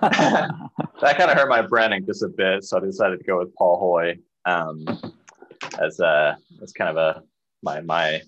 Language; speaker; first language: English; early bilingual, other home language; Cantonese